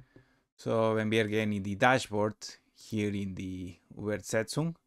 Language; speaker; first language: German; non-native, learner; Spanish